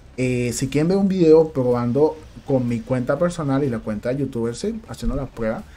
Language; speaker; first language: Spanish; native; Spanish